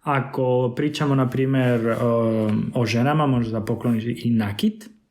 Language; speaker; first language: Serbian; non-native, fluent; Spanish